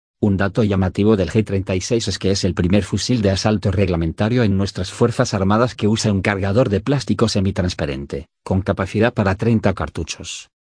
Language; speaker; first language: Spanish; native; Spanish